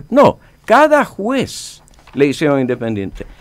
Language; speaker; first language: Spanish; non-native, fluent; Polish